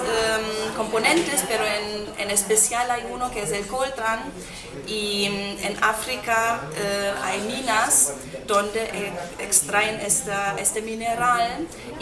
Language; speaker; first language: Spanish; non-native, fluent; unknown